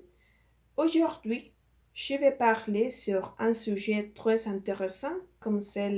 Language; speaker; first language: French; non-native, learner; Spanish